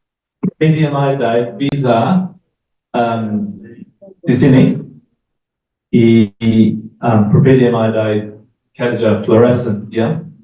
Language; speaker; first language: Indonesian; non-native, learner; English